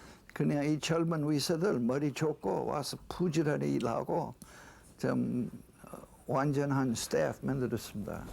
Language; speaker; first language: Korean; non-native, learner; English